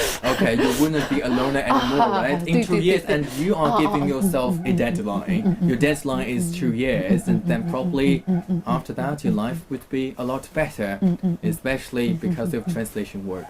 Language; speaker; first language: English; non-native, fluent; Chinese